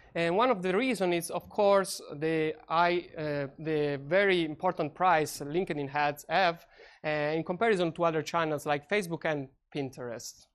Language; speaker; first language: English; non-native, fluent; Italian